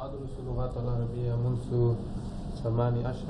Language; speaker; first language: Arabic; non-native, learner; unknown